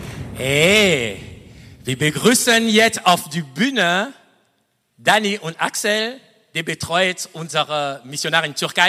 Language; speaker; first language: German; non-native, fluent; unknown